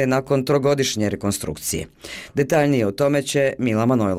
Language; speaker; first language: Serbian; native; Serbian